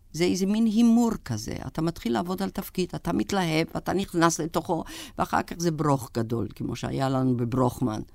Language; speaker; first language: Hebrew; non-native, fluent; German